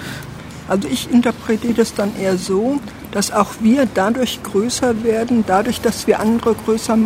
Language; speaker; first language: German; native; German